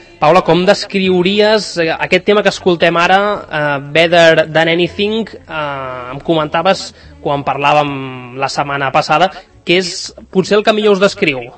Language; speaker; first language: Catalan; native; Catalan